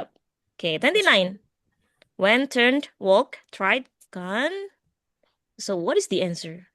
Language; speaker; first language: English; non-native, learner; Indonesian